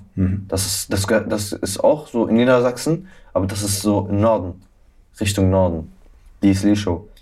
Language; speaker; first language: German; early bilingual, other home language; Arabic